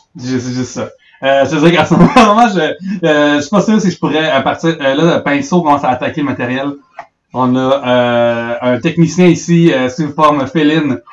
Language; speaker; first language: French; native; French